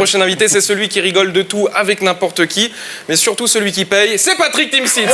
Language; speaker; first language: French; native; French